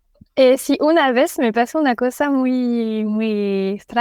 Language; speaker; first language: Spanish; non-native, fluent; French